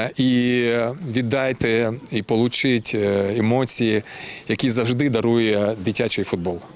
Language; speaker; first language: Ukrainian; non-native, local second language; Russian